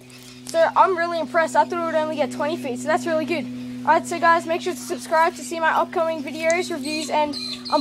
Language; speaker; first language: English; native; English